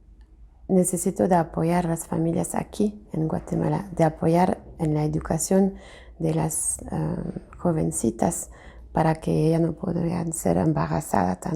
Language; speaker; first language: Spanish; non-native, fluent; French